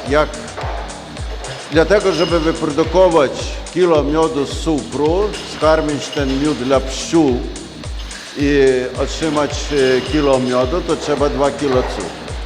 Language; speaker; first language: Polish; non-native, learner; Ukrainian